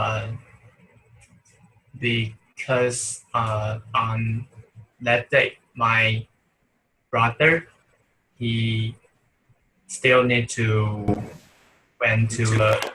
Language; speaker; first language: English; non-native, learner; Chinese